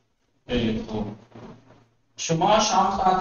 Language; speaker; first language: Persian; non-native, fluent; Urdu